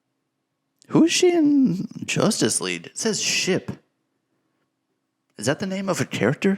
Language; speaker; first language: English; native; English